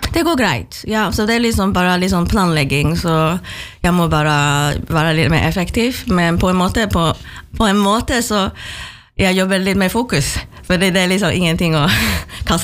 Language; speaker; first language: Norwegian; non-native, learner; Chinese